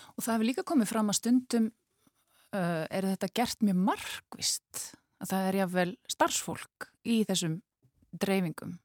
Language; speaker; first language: Icelandic; native; Icelandic